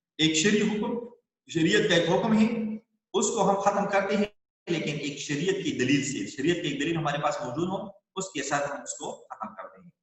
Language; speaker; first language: Urdu; non-native, local second language; Pashto